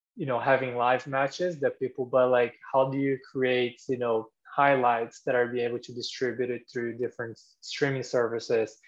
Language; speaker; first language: English; non-native, fluent; Portuguese